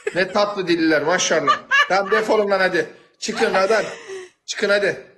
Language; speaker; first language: Turkish; native; Turkish